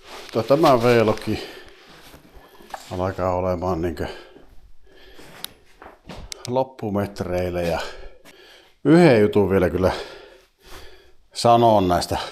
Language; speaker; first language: Finnish; native; Finnish